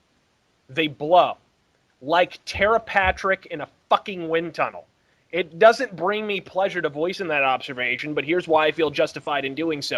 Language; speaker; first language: English; native; English